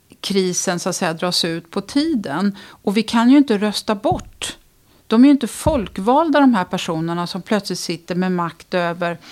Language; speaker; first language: Swedish; native; Swedish